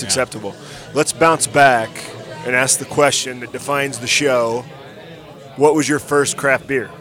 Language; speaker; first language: English; native; English